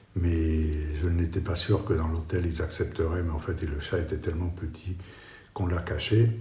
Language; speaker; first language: French; non-native, fluent; Spanish